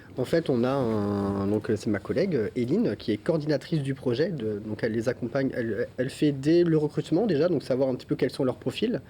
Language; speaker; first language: French; native; French